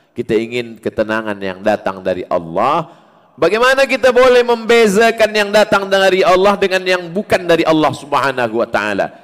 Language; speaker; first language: Malay; native; Malay